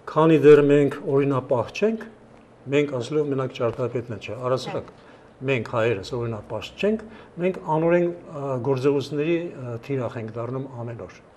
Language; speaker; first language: Armenian; native; Armenian